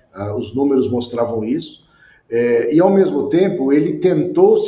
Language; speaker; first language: Portuguese; native; Portuguese